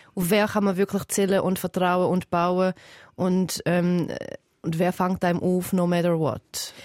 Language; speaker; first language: German; early bilingual, other home language; Serbian